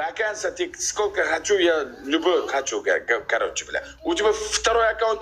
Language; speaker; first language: Russian; non-native, learner; Uzbek